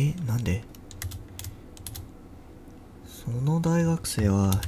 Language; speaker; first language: Japanese; non-native, learner; English